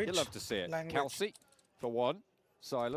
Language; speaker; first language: English; native; English